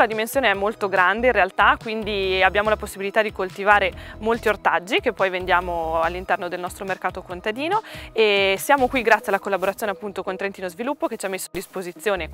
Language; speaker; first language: Italian; native; Italian